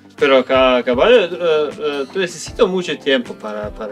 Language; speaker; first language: Spanish; non-native, learner; Serbian